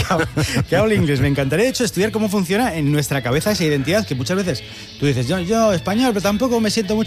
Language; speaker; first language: Spanish; native; Spanish